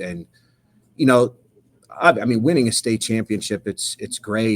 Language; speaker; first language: English; native; English